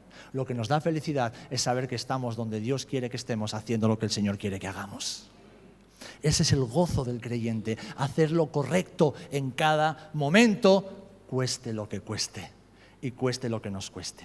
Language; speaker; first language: Spanish; native; Spanish